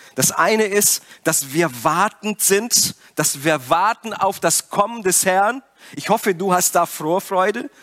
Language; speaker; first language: German; non-native, fluent; Portuguese